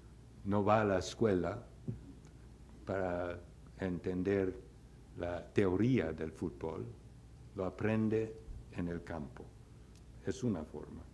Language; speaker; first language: Spanish; non-native, fluent; English